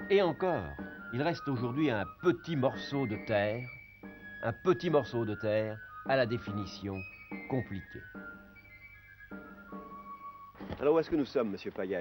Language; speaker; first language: French; native; French